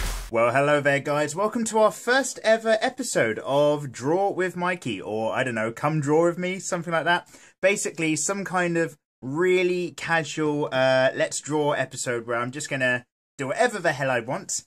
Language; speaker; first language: English; native; English